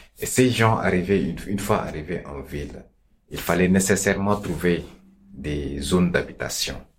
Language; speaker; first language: French; non-native, local second language; Wolof